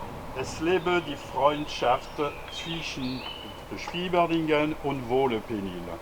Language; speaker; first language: German; non-native, learner; French